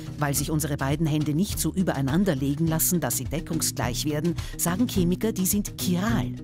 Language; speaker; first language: German; native; German